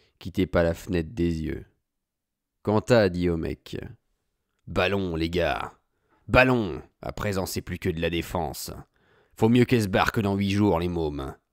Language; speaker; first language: French; native; French